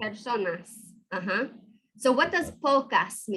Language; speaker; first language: Spanish; non-native, fluent; English